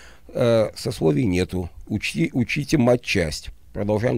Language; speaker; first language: Russian; native; Russian